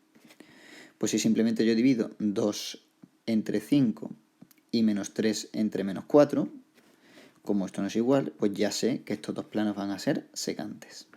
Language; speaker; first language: Spanish; native; Spanish